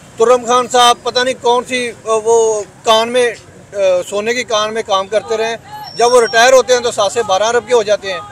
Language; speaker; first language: Urdu; non-native, local second language; Punjabi